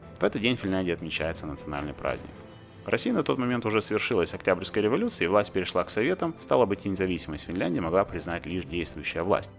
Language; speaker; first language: Russian; native; Russian